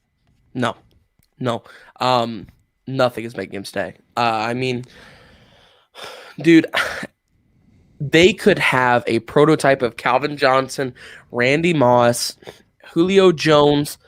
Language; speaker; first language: English; native; English